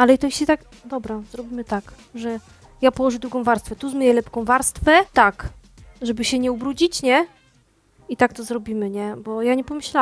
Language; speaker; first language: Polish; native; Polish